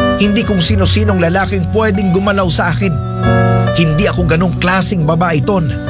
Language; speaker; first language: Filipino; non-native, local second language; Cebuano